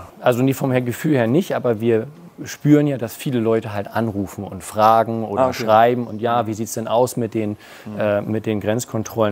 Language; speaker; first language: German; native; German